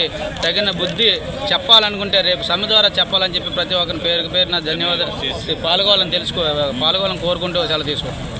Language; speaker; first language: Telugu; native; Telugu